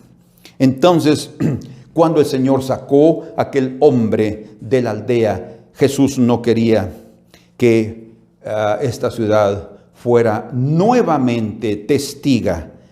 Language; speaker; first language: Spanish; native; Spanish